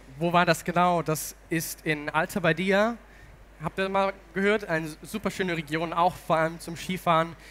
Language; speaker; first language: German; native; German